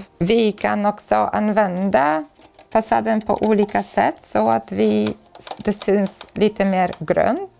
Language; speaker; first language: Swedish; non-native, fluent; Polish